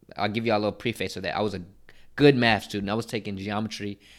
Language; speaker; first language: English; native; English